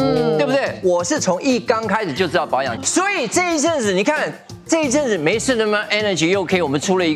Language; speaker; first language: Chinese; native; Chinese